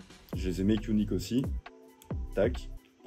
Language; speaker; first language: French; native; French